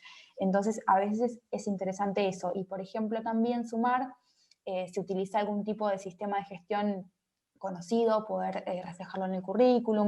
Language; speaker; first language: Spanish; native; Spanish